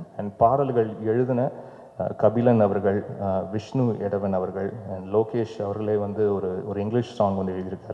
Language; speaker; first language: Tamil; native; Tamil